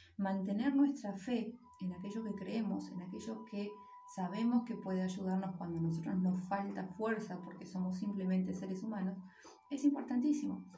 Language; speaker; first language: Spanish; native; Spanish